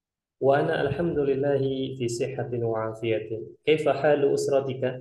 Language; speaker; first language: Arabic; non-native, fluent; Indonesian